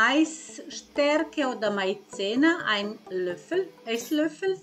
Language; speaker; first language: German; non-native, fluent; Croatian